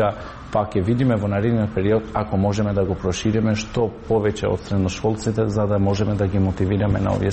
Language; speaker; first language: Macedonian; non-native, local second language; Albanian